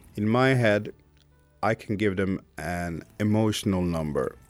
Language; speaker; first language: English; non-native, fluent; Swedish